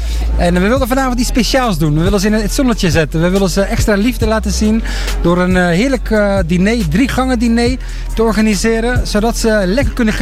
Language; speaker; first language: Dutch; native; Dutch